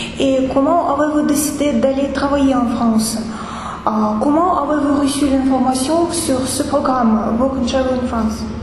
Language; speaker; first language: French; non-native, fluent; Russian